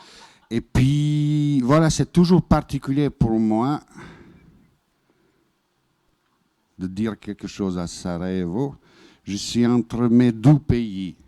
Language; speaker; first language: French; non-native, fluent; Bosnian